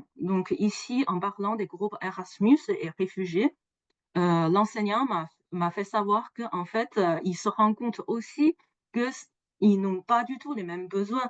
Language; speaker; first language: French; non-native, fluent; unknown